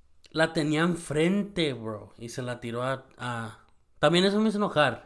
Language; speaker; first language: Spanish; early bilingual, heritage; Spanish